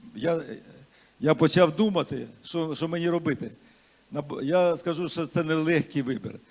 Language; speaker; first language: Ukrainian; non-native, local second language; Russian